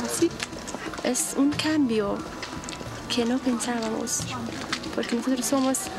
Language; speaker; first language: Spanish; non-native, fluent; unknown